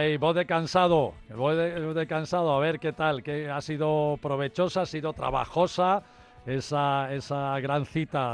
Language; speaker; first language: Spanish; native; Spanish